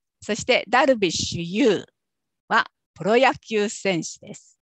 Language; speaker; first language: Japanese; native; Japanese